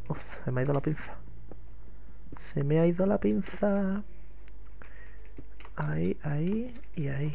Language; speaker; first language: Spanish; native; Spanish